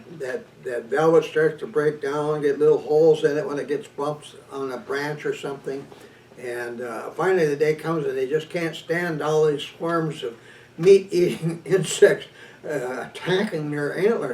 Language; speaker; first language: English; native; English